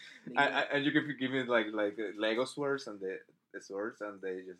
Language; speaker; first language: English; non-native, fluent; Spanish